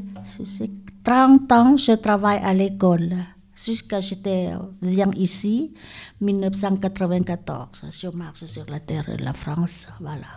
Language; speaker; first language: French; non-native, learner; Lao